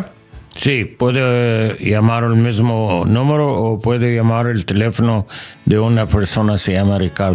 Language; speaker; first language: Spanish; non-native, fluent; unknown